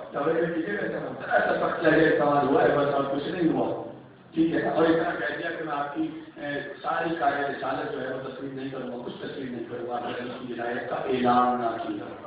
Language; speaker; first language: Urdu; native; Urdu